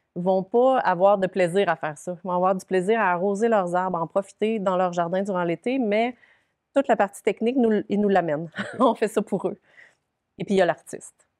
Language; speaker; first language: French; native; French